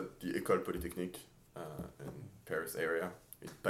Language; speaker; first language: English; early bilingual, other home language; French